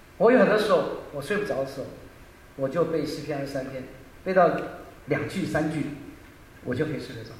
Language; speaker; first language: Chinese; non-native, local second language; Hakka Chinese